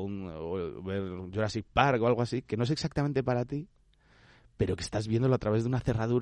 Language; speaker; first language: Spanish; native; Spanish